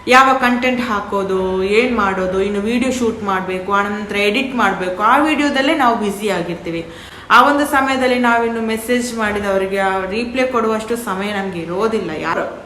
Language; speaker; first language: Kannada; non-native, local second language; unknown